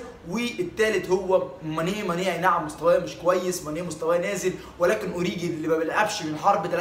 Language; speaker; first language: Arabic; native; Arabic